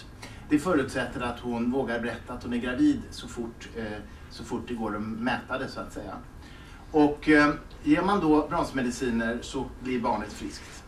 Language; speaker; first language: Swedish; native; Swedish